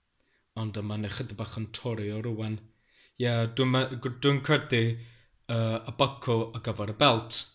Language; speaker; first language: Welsh; non-native, learner; English